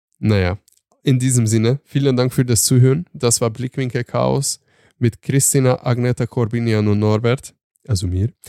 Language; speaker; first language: German; early bilingual, other home language; Turkish